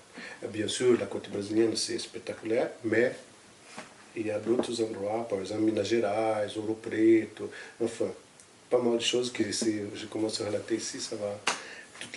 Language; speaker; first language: French; non-native, fluent; Portuguese